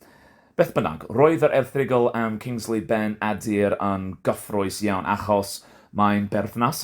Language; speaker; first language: Welsh; non-native, fluent; English